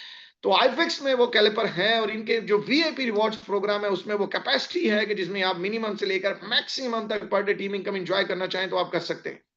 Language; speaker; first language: Hindi; native; Hindi